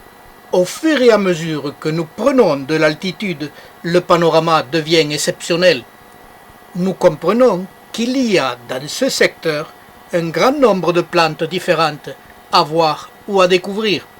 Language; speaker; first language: French; native; French